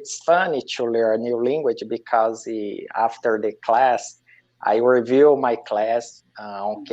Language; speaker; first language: English; non-native, learner; Portuguese